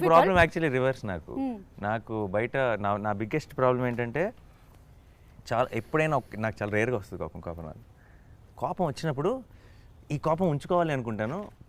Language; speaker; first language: Telugu; native; Telugu